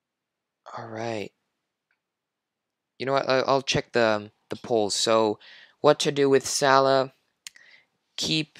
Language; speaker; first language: English; non-native, fluent; French